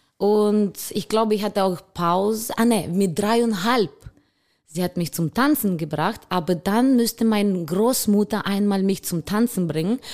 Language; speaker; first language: German; non-native, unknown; Ukrainian